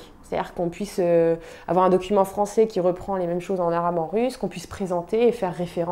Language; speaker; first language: French; native; French